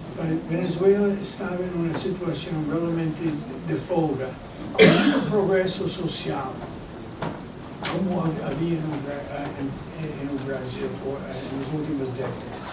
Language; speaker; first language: Portuguese; non-native, fluent; Spanish